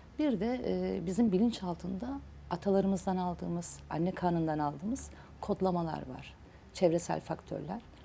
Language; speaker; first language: Turkish; native; Turkish